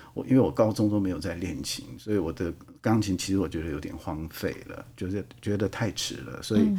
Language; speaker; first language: Chinese; native; Chinese